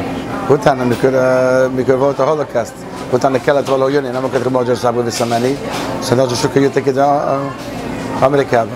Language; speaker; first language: Hungarian; early bilingual, heritage; Hungarian